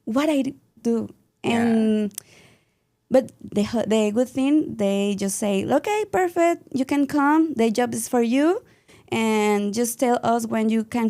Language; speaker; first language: English; non-native, learner; Spanish